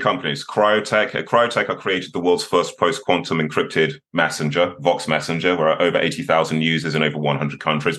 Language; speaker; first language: English; native; English